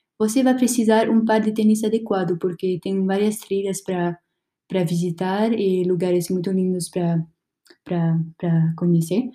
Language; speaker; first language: Portuguese; non-native, learner; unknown